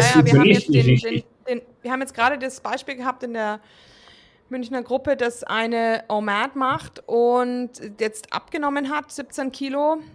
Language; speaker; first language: German; native; German